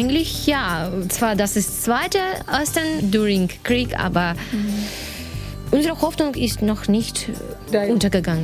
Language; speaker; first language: German; non-native, learner; Ukrainian